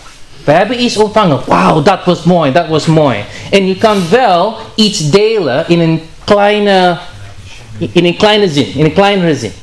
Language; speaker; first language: Dutch; non-native, learner; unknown